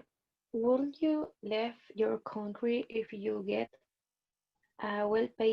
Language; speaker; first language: English; non-native, learner; Spanish